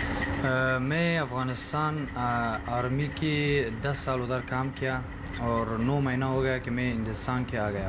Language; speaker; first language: Hindi; non-native, learner; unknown